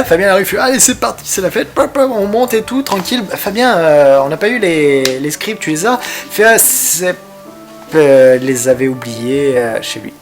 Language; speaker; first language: French; native; French